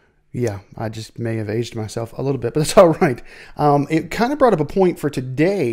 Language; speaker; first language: English; native; English